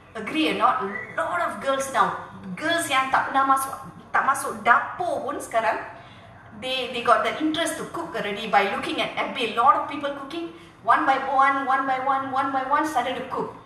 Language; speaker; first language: English; non-native, local second language; Tamil